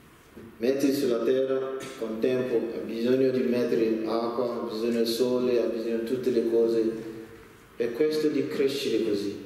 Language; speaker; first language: Italian; non-native, learner; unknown